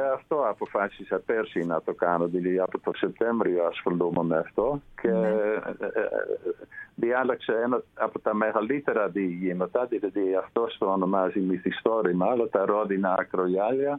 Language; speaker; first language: Greek; non-native, fluent; Dutch